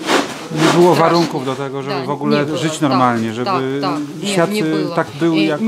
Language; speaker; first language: Polish; native; Polish